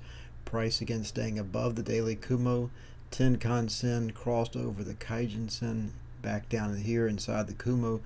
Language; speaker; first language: English; native; English